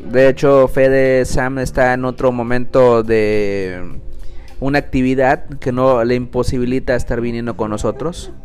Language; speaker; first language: Spanish; native; Spanish